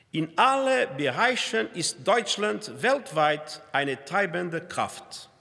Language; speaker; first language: German; non-native, fluent; Portuguese